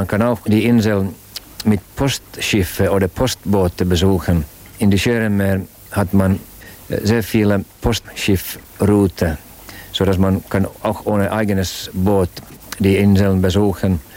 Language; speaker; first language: German; non-native, learner; Finnish